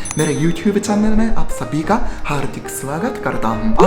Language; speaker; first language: Hindi; non-native, fluent; Japanese